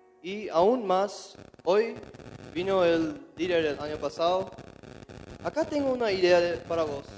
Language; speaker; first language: Spanish; non-native, local second language; German